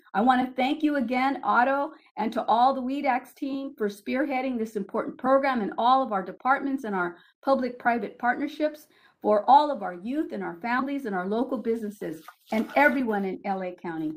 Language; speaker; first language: English; early bilingual, other home language; Spanish